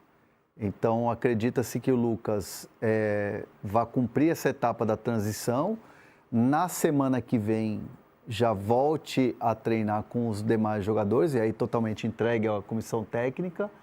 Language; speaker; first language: Portuguese; native; Portuguese